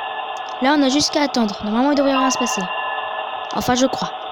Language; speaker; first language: French; native; French